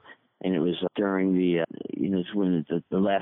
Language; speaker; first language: English; native; English